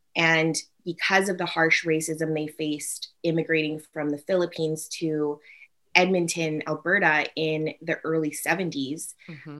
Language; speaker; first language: English; native; English